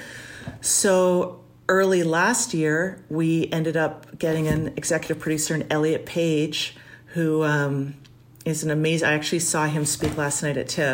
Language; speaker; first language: English; native; English